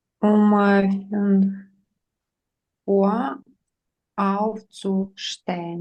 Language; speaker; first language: German; non-native, learner; Ukrainian